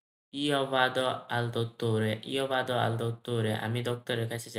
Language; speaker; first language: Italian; non-native, learner; Bangla